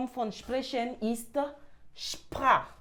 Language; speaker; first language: German; non-native, fluent; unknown